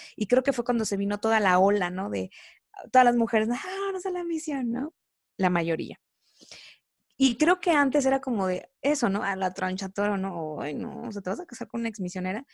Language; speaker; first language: Spanish; native; Spanish